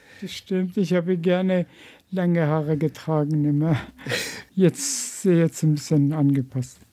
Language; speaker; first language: German; non-native, fluent; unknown